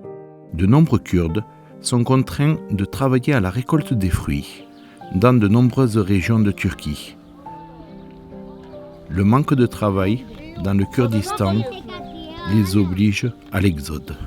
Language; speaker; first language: French; native; French